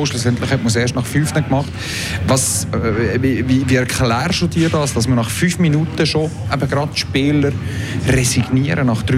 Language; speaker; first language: German; native; German